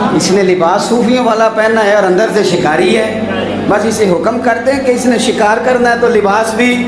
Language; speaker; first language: Urdu; non-native, local second language; Punjabi